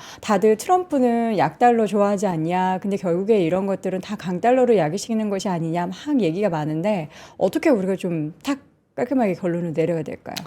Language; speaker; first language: Korean; native; Korean